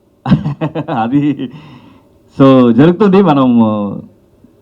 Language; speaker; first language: Telugu; non-native, learner; Kannada